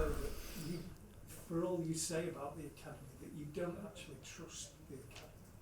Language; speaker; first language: English; native; English